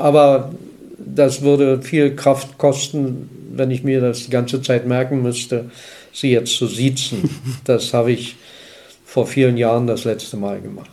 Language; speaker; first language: German; native; German